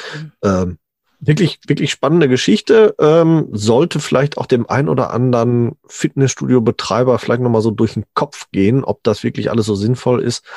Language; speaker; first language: German; early bilingual, other home language; Italian